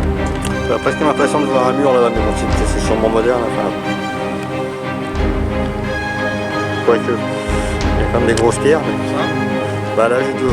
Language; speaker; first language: French; native; French